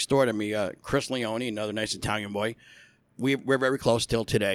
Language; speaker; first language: English; native; English